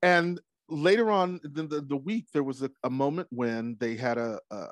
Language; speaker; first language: English; native; English